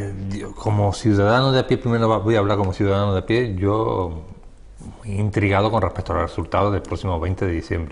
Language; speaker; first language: Spanish; native; Spanish